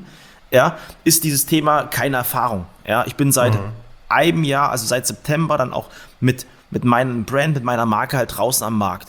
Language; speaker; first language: German; native; German